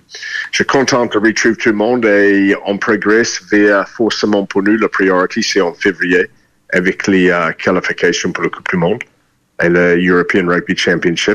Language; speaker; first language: French; non-native, fluent; English